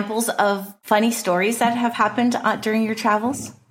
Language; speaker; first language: English; native; English